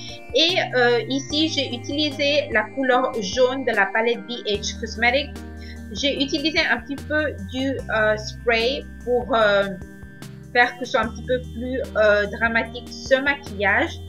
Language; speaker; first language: French; non-native, learner; Spanish